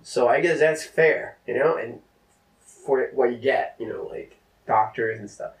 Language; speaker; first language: English; non-native, fluent; Czech